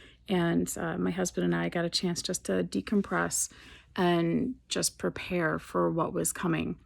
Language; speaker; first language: English; native; English